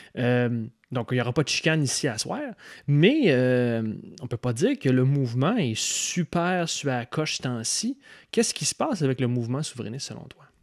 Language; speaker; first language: French; native; French